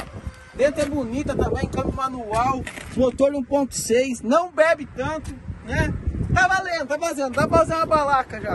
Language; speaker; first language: Portuguese; native; Portuguese